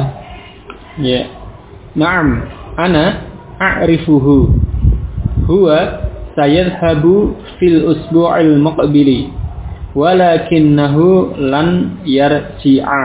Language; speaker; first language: Arabic; non-native, fluent; Indonesian